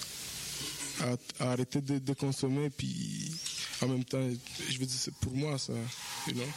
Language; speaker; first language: French; non-native, fluent; Romanian